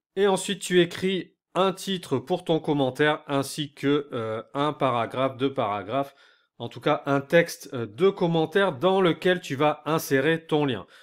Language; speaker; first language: French; native; French